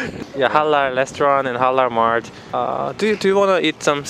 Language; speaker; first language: English; non-native, learner; Korean